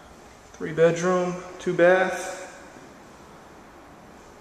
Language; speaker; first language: English; native; English